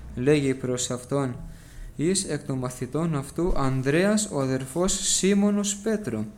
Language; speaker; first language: Greek; early bilingual, heritage; Greek